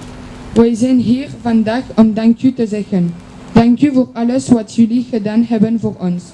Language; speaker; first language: Dutch; non-native, local second language; French